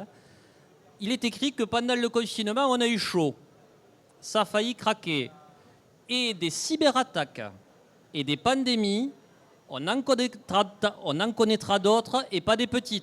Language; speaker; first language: French; native; French